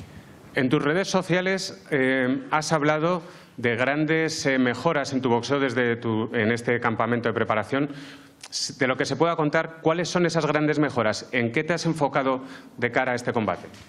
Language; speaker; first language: Spanish; native; Spanish